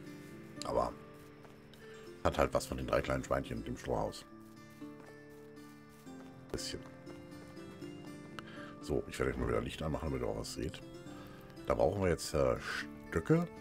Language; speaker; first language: German; native; German